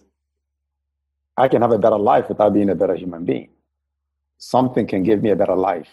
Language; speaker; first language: English; non-native, local second language; Igbo